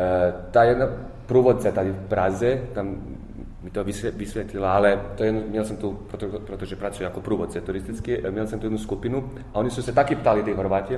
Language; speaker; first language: Czech; early bilingual, heritage; Czech